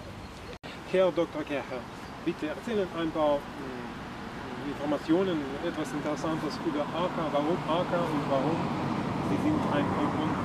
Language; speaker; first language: German; non-native, learner; Russian